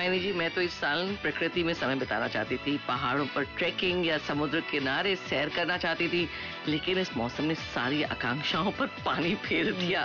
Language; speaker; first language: Hindi; native; Hindi